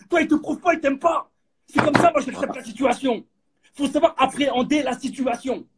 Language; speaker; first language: French; native; French